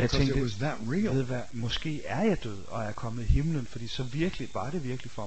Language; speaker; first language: Danish; native; Danish